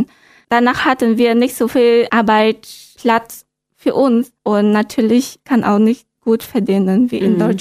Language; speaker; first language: German; non-native, learner; Vietnamese